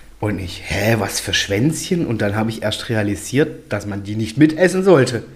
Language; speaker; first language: German; native; German